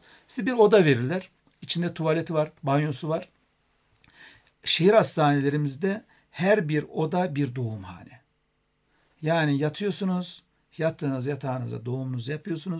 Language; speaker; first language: Turkish; native; Turkish